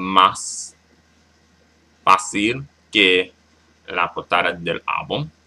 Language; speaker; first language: Spanish; non-native, learner; English